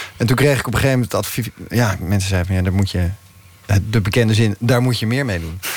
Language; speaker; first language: Dutch; native; Dutch